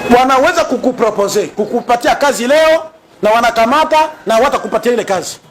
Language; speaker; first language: Swahili; native; Swahili